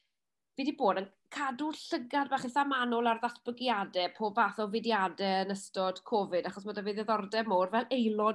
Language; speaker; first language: Welsh; native; Welsh